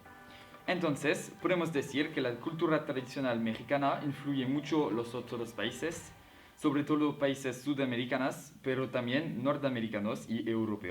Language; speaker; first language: Spanish; non-native, learner; French